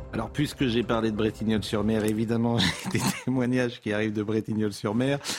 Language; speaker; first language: French; native; French